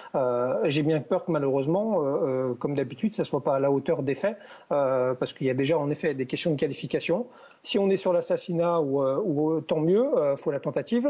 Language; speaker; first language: French; native; French